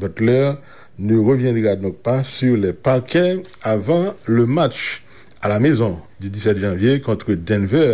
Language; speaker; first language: French; non-native, local second language; Haitian Creole